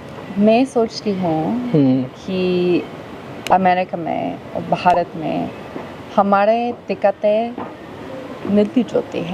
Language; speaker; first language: Hindi; non-native, learner; English